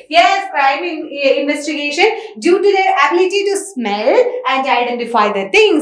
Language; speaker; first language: English; non-native, local second language; Malayalam